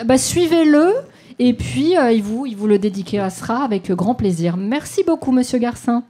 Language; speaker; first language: French; native; French